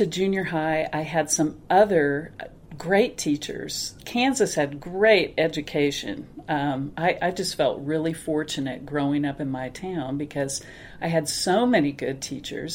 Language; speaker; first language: English; native; English